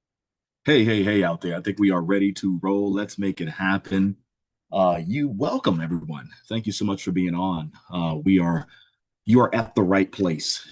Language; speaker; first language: English; native; English